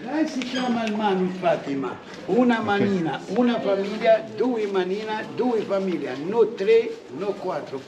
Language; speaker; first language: Italian; non-native, learner; Arabic